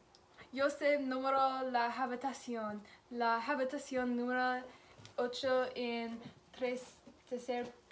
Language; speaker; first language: Spanish; non-native, learner; English